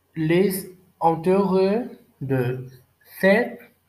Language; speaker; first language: French; non-native, learner; Portuguese